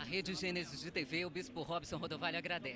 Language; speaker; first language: Portuguese; native; Portuguese